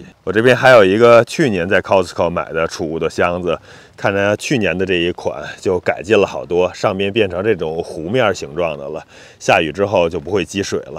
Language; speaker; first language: Chinese; native; Chinese